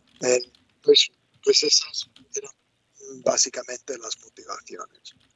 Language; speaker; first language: Spanish; non-native, fluent; English